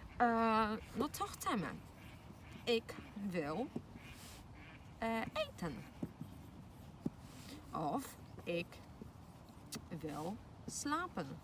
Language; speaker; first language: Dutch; non-native, fluent; Polish